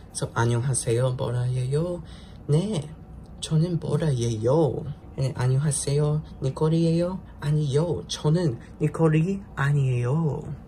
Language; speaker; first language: Korean; non-native, learner; English